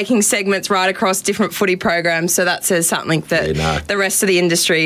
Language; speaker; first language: English; native; English